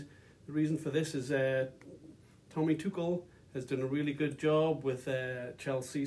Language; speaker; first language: English; native; English